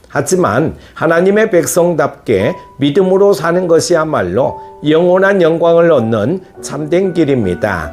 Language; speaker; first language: Korean; native; Korean